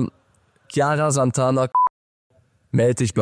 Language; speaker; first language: German; native; German